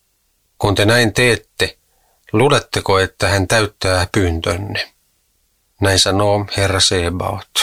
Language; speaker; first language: Finnish; native; Finnish